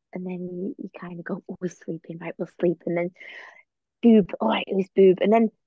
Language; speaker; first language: English; native; English